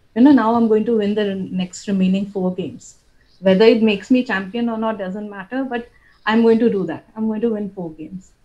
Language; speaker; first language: English; non-native, local second language; Bangla